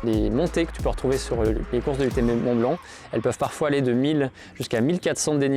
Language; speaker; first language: French; native; French